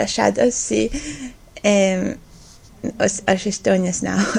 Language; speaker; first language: Portuguese; non-native, learner; Estonian